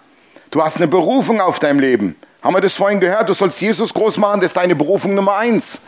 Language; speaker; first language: German; native; German